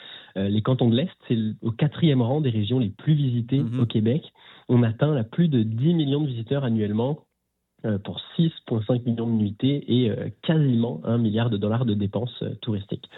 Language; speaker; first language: French; native; French